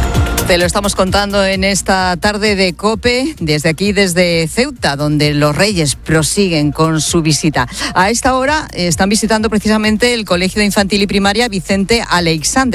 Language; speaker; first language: Spanish; native; Spanish